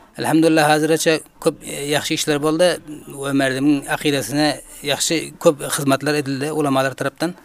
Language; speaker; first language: Uzbek; native; Uzbek